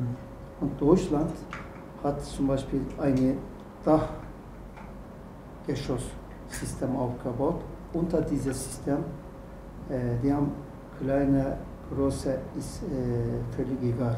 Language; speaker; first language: German; non-native, learner; Turkish